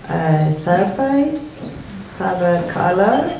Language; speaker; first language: English; non-native, learner; Spanish